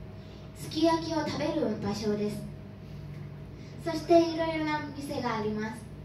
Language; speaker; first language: Japanese; non-native, learner; Thai